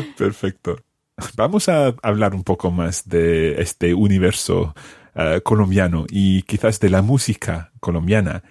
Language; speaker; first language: Spanish; non-native, fluent; English